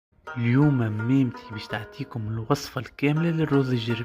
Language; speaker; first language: Arabic; native; Arabic